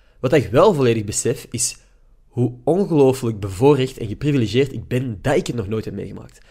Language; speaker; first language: Dutch; native; Dutch